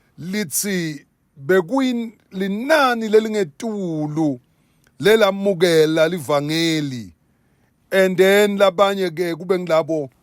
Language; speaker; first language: Zulu; non-native, local second language; Swati